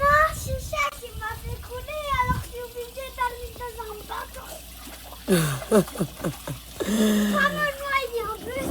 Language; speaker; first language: French; native; French